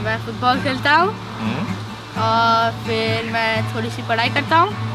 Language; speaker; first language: Hindi; early bilingual, heritage; Hindi